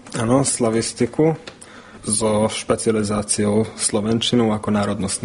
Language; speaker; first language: Slovak; non-native, learner; Hungarian